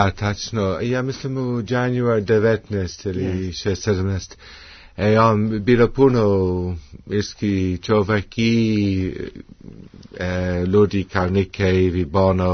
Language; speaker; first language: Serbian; non-native, learner; English